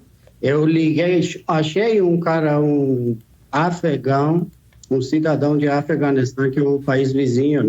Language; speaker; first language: Portuguese; non-native, fluent; Persian